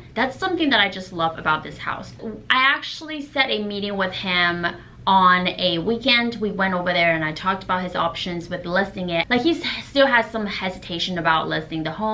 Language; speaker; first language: English; non-native, fluent; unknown